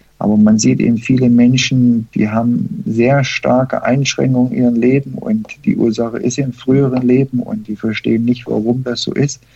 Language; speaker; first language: German; early bilingual, heritage; German